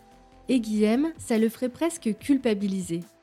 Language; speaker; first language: French; native; French